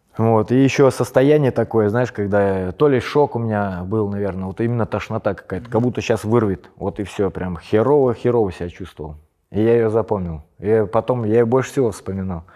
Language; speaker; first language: Russian; native; Russian